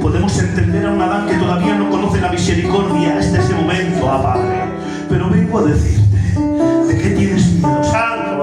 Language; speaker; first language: Spanish; native; Spanish